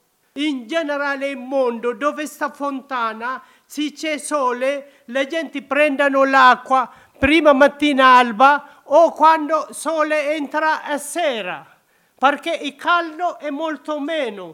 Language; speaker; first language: Italian; non-native, learner; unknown